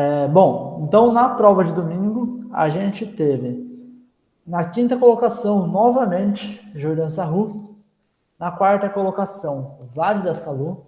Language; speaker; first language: Portuguese; native; Portuguese